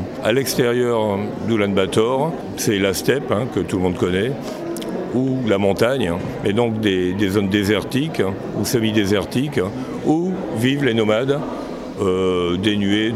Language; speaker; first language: French; native; French